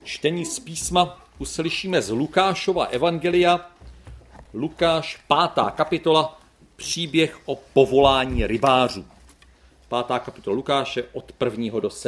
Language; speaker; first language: Czech; native; Czech